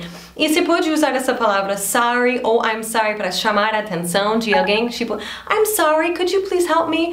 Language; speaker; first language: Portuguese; non-native, fluent; English